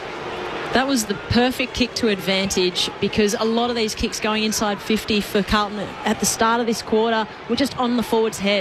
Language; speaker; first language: English; native; English